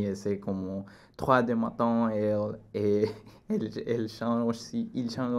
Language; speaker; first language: French; non-native, learner; Spanish